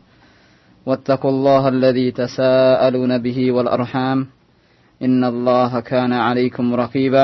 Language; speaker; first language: Arabic; non-native, fluent; Indonesian